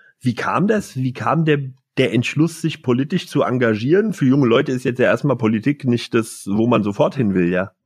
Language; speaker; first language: German; native; German